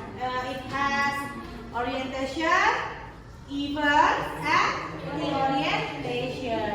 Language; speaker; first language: English; non-native, local second language; Indonesian